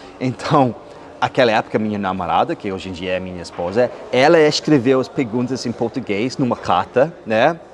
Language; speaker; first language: Portuguese; non-native, fluent; English